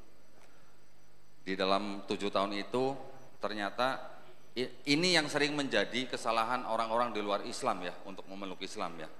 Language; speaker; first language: Indonesian; native; Indonesian